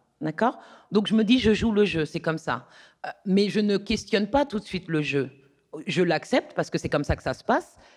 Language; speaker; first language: French; native; French